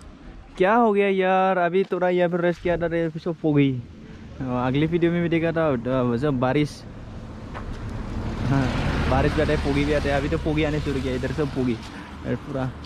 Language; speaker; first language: Hindi; non-native, local second language; Assamese